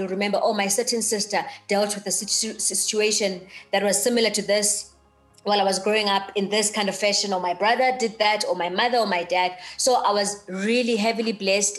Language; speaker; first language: English; non-native, local second language; Xhosa